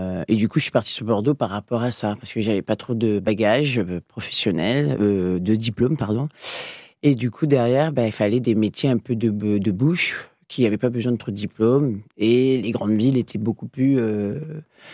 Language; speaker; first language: French; native; French